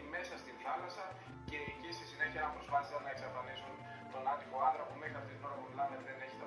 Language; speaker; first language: Greek; native; Greek